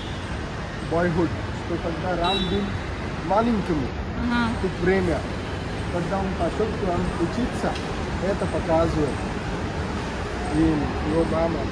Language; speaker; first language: Russian; non-native, learner; Marathi